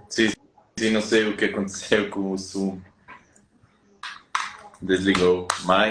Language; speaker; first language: Portuguese; non-native, learner; Spanish